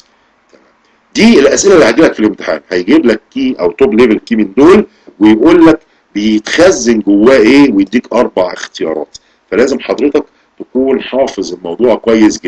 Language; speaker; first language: Arabic; native; Arabic